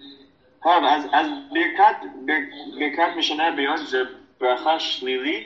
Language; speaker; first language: Hebrew; non-native, fluent; English